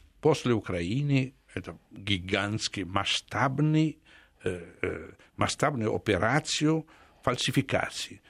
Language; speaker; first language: Russian; non-native, fluent; Italian